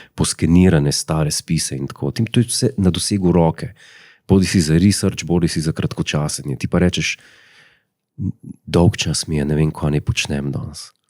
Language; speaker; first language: Slovenian; native; Slovenian